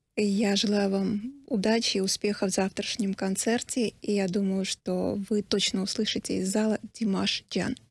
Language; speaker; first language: Russian; non-native, local second language; Armenian